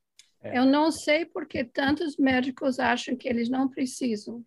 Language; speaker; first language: Portuguese; non-native, fluent; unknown